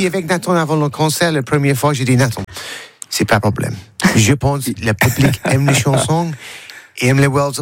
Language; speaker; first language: French; non-native, learner; English